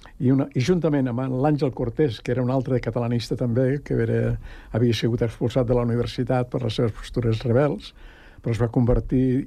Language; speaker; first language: Catalan; native; Catalan